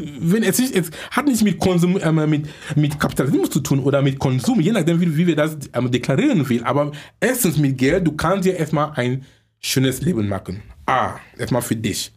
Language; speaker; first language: German; non-native, fluent; English